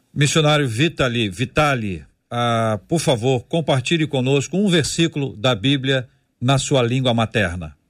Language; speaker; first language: Portuguese; native; Portuguese